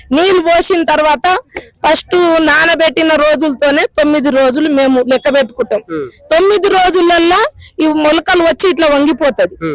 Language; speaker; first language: Telugu; non-native, local second language; Lambadi